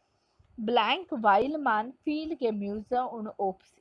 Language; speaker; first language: German; non-native, fluent; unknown